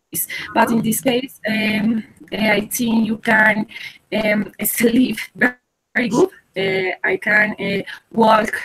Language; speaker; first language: English; non-native, learner; Spanish